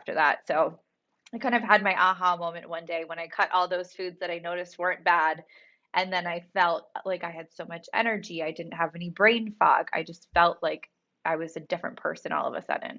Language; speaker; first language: English; native; English